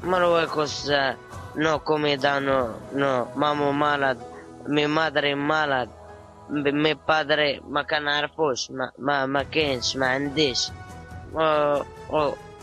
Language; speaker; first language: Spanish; non-native, learner; Arabic